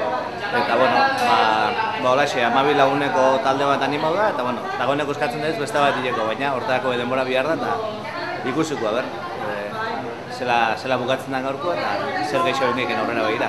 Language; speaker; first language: Basque; native; Basque